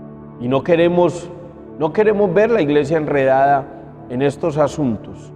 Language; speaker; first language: Spanish; native; Spanish